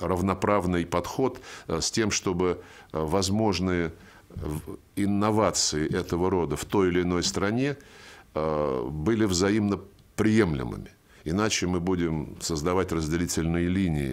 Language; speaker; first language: Russian; native; Russian